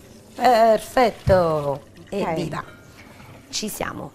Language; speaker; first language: Italian; native; Italian